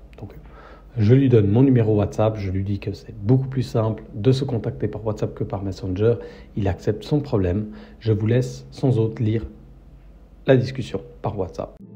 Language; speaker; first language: French; native; French